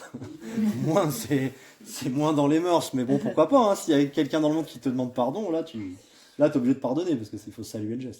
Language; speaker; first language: French; native; French